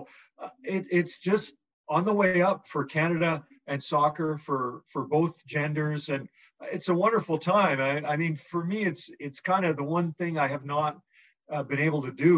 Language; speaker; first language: English; native; English